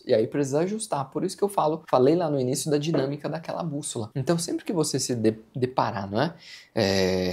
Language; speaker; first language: Portuguese; native; Portuguese